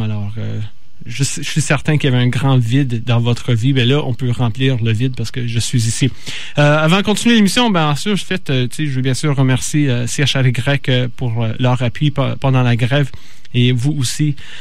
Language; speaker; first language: French; native; French